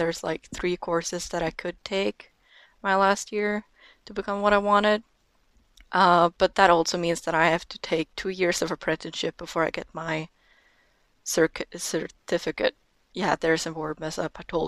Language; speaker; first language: English; non-native, fluent; Norwegian